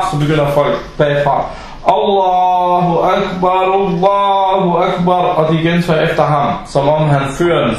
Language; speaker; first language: Danish; non-native, fluent; Arabic